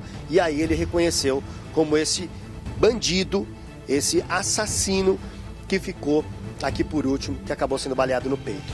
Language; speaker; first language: Portuguese; native; Portuguese